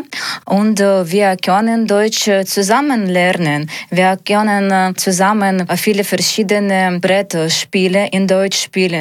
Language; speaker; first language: German; non-native, learner; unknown